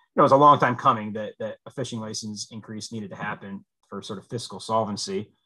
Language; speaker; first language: English; native; English